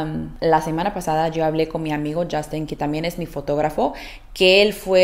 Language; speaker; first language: Spanish; early bilingual, heritage; Spanish